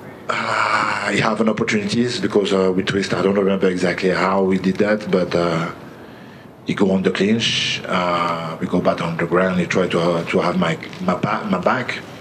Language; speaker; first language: English; non-native, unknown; French